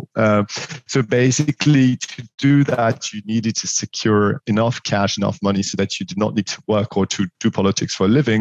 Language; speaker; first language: English; non-native, fluent; French